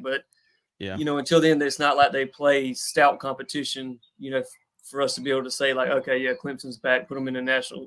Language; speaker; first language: English; native; English